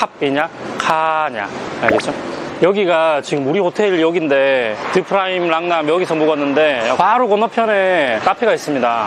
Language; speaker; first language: Korean; native; Korean